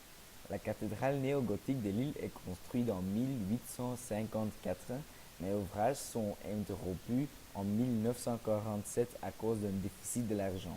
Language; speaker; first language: French; non-native, learner; Dutch